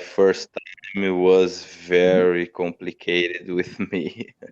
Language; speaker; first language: English; non-native, learner; Portuguese